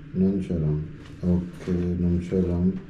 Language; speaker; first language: Korean; non-native, learner; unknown